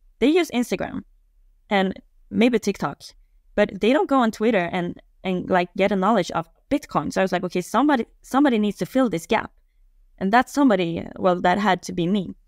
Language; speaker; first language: English; non-native, fluent; Swedish